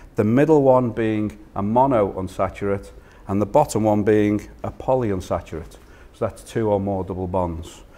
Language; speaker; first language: English; native; English